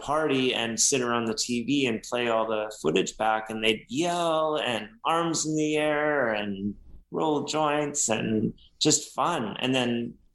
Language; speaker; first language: English; native; English